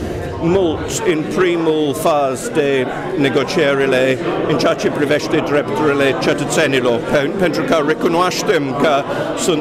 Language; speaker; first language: Romanian; non-native, fluent; English